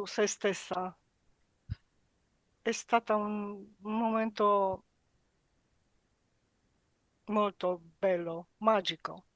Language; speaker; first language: Italian; non-native, learner; Romanian